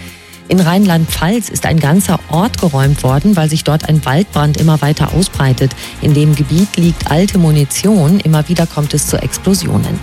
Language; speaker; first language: German; native; German